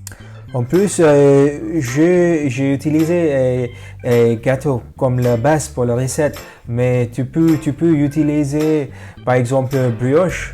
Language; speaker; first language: French; non-native, fluent; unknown